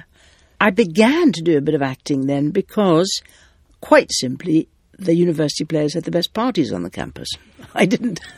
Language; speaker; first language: English; native; English